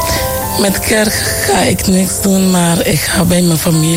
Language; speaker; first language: Dutch; non-native, local second language; Papiamento